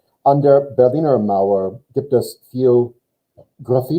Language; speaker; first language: German; non-native, fluent; English